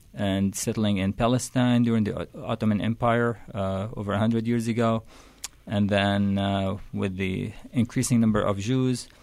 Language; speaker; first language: English; non-native, fluent; Arabic